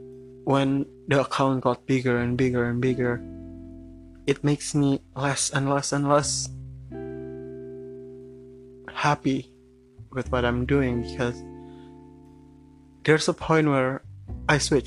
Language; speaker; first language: English; non-native, fluent; Indonesian